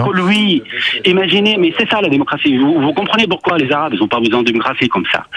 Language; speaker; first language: French; non-native, fluent; Arabic